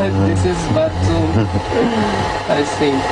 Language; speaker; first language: English; non-native, learner; Japanese